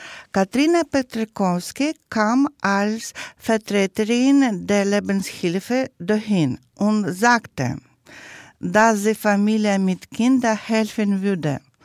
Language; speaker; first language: German; non-native, learner; Ukrainian